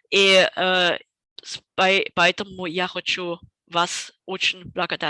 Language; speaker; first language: Russian; non-native, fluent; German